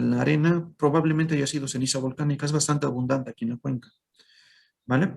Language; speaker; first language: Spanish; native; Spanish